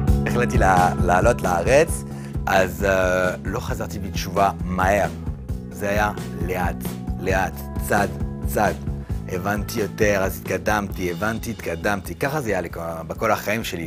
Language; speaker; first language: Hebrew; non-native, fluent; French